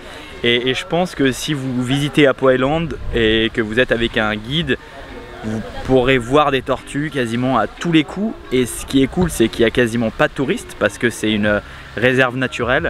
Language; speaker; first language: French; native; French